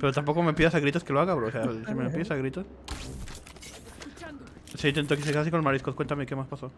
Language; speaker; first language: Spanish; native; Spanish